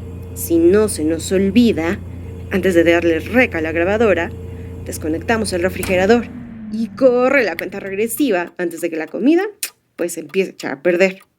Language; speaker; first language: Spanish; native; Spanish